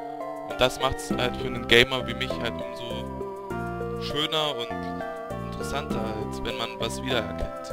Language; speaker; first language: German; native; German